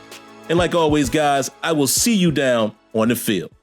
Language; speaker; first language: English; native; English